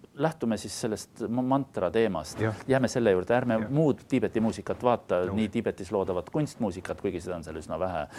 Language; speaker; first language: Estonian; native; Estonian